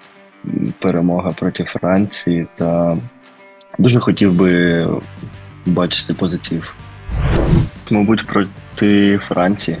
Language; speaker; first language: Ukrainian; early bilingual, heritage; Ukrainian